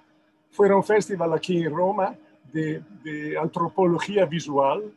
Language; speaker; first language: Spanish; non-native, fluent; Italian